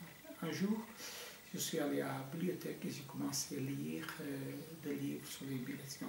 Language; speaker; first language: French; non-native, fluent; Portuguese